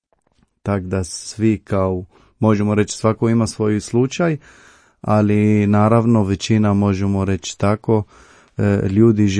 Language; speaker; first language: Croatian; non-native, learner; Arabic